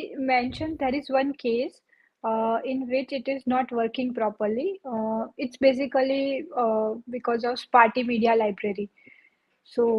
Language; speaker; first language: English; non-native, local second language; Gujarati